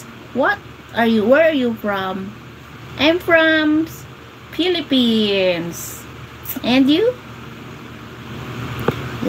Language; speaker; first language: English; non-native, local second language; Filipino